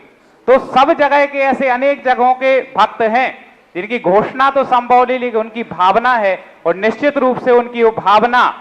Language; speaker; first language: Hindi; native; Hindi